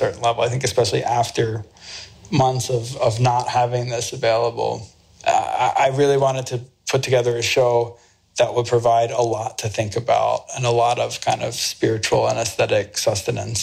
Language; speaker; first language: English; native; English